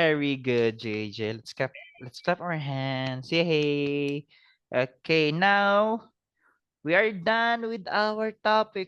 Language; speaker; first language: English; non-native, fluent; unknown